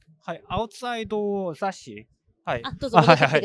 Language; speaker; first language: Japanese; non-native, learner; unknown